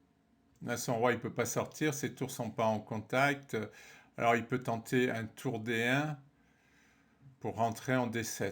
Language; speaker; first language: French; native; French